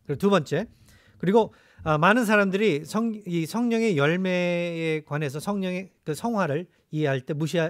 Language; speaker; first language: Korean; native; Korean